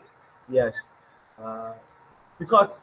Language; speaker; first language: English; non-native, learner; Vietnamese